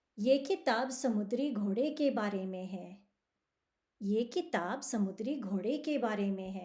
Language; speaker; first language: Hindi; early bilingual, heritage; Hindi